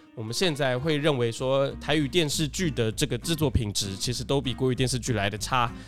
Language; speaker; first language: Chinese; non-native, local second language; Min Nan Chinese